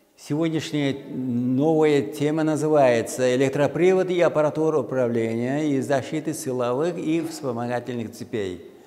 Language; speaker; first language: Russian; non-native, local second language; Uzbek